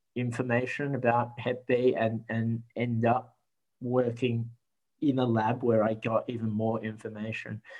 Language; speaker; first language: English; native; English